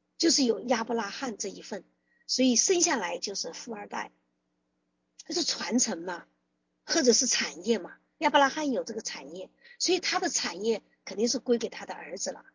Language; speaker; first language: Chinese; native; Chinese